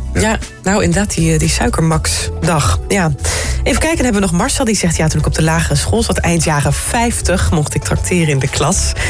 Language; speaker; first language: Dutch; native; Dutch